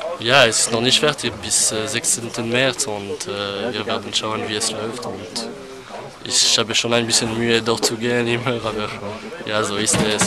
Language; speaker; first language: German; non-native, local second language; French